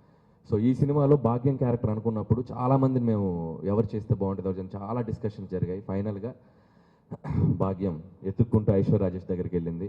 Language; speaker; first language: Telugu; native; Telugu